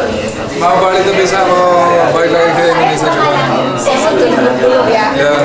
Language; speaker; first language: Indonesian; non-native, learner; German